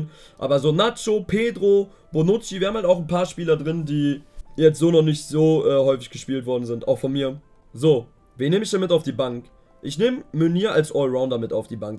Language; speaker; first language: German; native; German